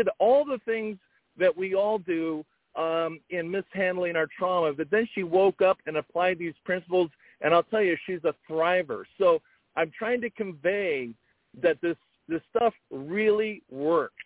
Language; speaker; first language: English; native; English